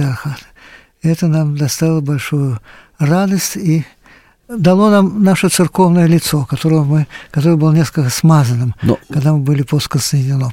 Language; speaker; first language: Russian; native; Russian